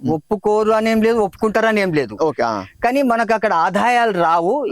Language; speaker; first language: Telugu; native; Telugu